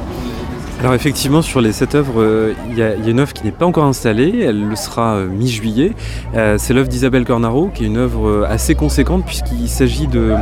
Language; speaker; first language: French; native; French